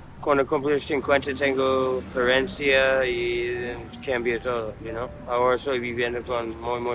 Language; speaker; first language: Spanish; non-native, learner; English